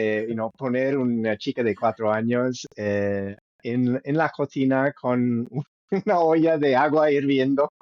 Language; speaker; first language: Spanish; non-native, fluent; English